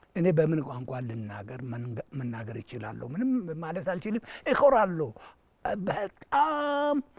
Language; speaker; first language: Amharic; non-native, local second language; Wolaytta